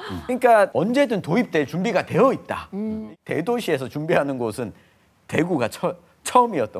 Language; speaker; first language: Korean; native; Korean